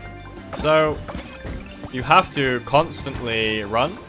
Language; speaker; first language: English; native; English